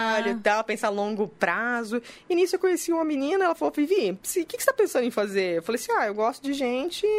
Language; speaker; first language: Portuguese; native; Portuguese